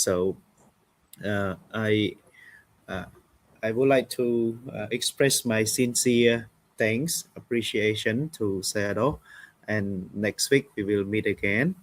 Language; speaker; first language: English; non-native, fluent; Khmer